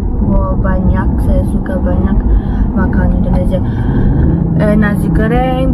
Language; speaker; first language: Indonesian; non-native, learner; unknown